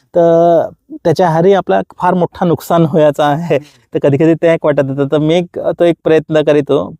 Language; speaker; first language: Marathi; non-native, local second language; Kukna